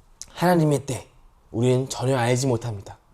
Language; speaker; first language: Korean; native; Korean